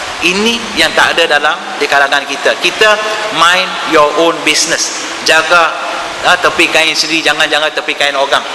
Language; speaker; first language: Malay; non-native, local second language; Tamil